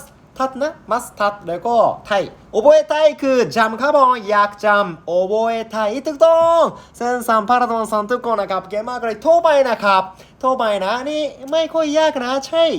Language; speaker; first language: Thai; non-native, learner; Japanese